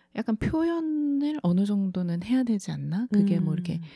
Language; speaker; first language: Korean; native; Korean